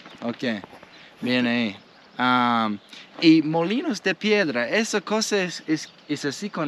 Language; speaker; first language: Spanish; non-native, learner; English